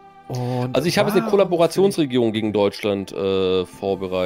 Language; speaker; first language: German; native; German